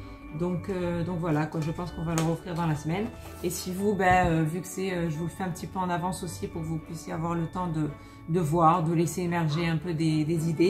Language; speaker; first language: French; native; French